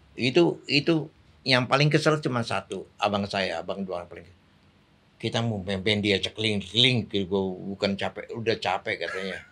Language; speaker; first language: Indonesian; native; Indonesian